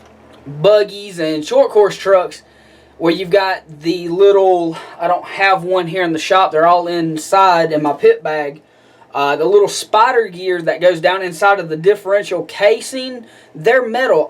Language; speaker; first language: English; native; English